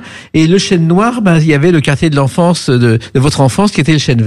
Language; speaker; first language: French; native; French